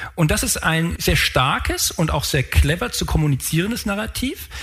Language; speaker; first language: German; native; German